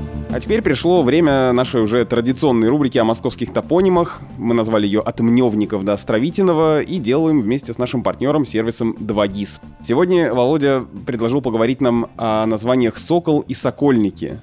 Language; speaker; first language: Russian; native; Russian